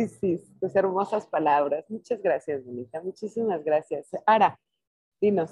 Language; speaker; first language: Spanish; native; Spanish